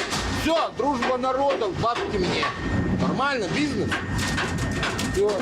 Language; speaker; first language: Russian; native; Russian